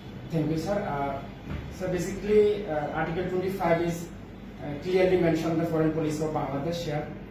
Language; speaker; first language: English; non-native, local second language; Bangla